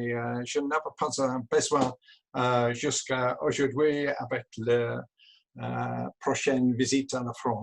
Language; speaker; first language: French; non-native, learner; English